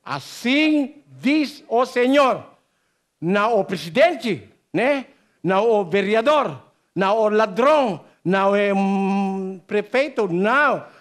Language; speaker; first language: Portuguese; non-native, learner; Filipino